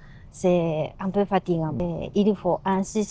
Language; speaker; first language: French; non-native, learner; Japanese